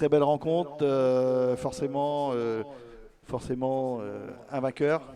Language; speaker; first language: French; native; French